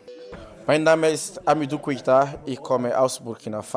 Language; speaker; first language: German; non-native, learner; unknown